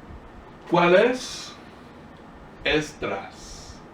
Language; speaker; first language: Spanish; non-native, fluent; English